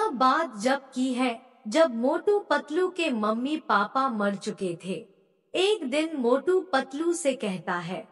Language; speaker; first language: Hindi; native; Hindi